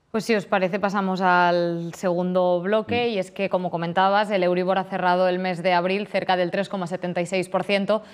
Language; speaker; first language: Spanish; native; Spanish